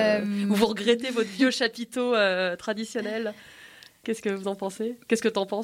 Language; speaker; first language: French; native; French